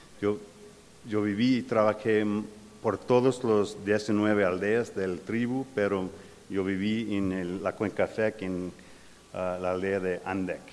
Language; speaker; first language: Spanish; non-native, learner; English